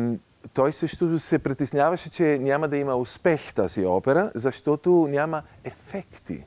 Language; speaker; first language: Bulgarian; non-native, fluent; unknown